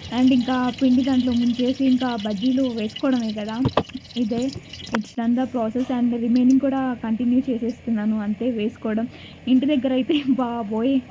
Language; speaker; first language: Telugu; non-native, local second language; Urdu